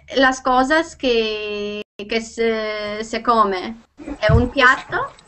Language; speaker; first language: Spanish; non-native, learner; Lithuanian